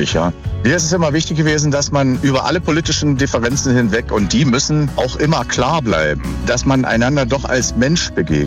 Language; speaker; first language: German; native; German